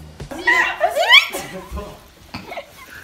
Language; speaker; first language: French; native; French